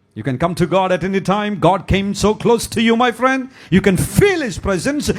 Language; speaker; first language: English; non-native, local second language; Telugu